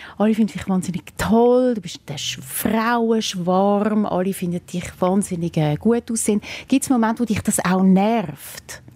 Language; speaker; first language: German; native; German